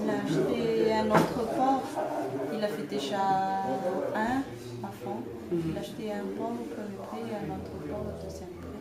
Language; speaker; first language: French; non-native, local second language; Malagasy